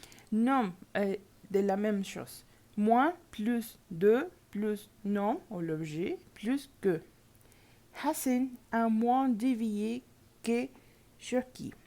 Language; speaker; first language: French; non-native, learner; Spanish